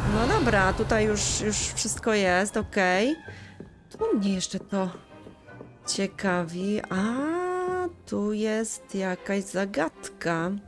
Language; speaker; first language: Polish; native; Polish